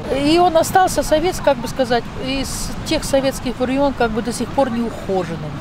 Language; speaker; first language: Russian; native; Russian